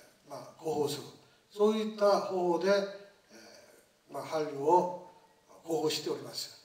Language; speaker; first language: Japanese; non-native, fluent; Korean